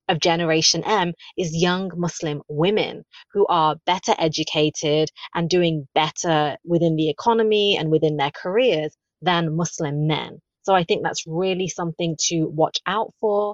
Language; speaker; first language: English; native; English